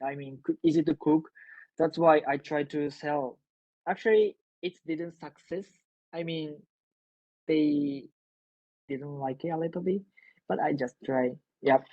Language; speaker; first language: English; non-native, learner; Japanese